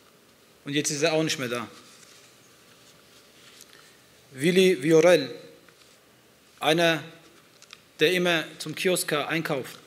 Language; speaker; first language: German; early bilingual, other home language; Turkish